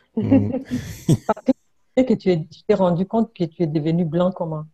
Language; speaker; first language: French; non-native, local second language; Kinyarwanda